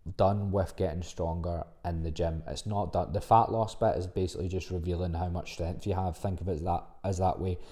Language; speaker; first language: English; native; English